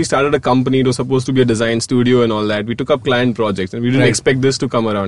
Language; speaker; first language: English; non-native, local second language; Gujarati